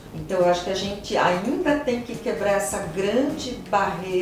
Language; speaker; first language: Portuguese; native; Portuguese